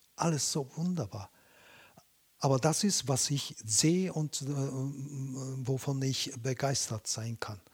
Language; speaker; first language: German; non-native, fluent; Japanese